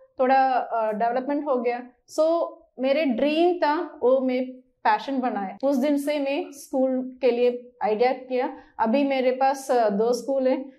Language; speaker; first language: Hindi; non-native, local second language; Malayalam